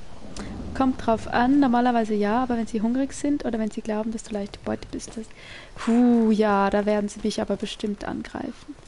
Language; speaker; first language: German; native; German